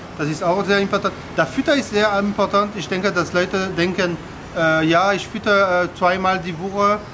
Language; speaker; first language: German; non-native, learner; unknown